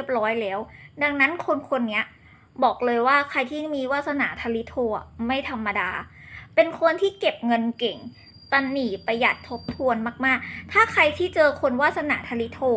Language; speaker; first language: Thai; native; Thai